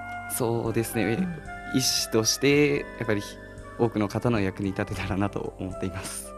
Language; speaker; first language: Japanese; native; Japanese